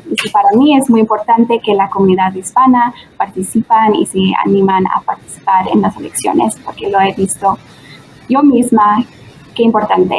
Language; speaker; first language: Spanish; early bilingual, heritage; Spanish